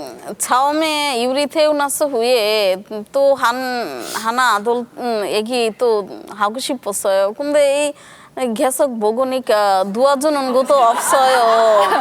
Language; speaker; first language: Korean; non-native, local second language; Bangla